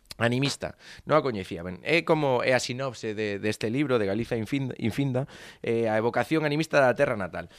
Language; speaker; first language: Galician; native; Galician